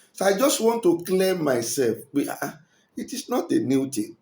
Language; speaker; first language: English; non-native, local second language; Yoruba